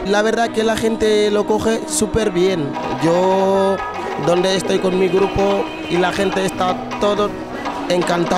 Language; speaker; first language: Spanish; non-native, learner; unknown